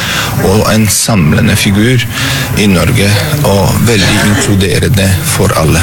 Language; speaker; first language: Norwegian; non-native, fluent; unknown